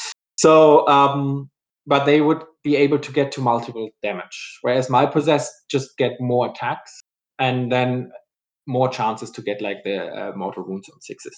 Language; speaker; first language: English; non-native, fluent; German